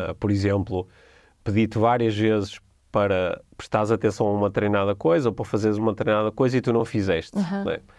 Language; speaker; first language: Portuguese; native; Portuguese